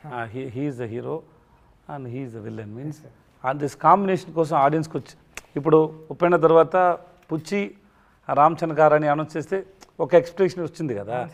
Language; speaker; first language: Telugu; non-native, local second language; Tamil